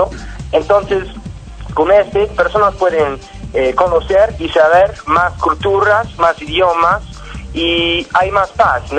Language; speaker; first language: Spanish; non-native, learner; English